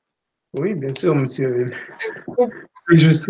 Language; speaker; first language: French; non-native, local second language; Arabic